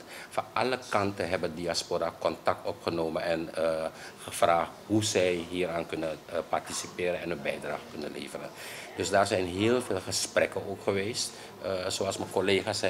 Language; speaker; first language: Dutch; native; Dutch